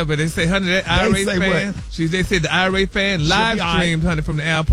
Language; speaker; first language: English; native; English